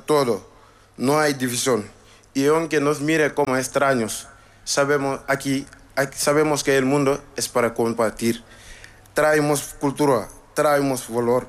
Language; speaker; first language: Spanish; non-native, fluent; Wolof